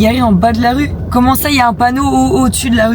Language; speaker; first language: French; native; French